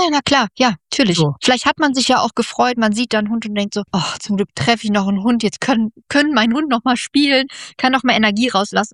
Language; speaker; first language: German; native; German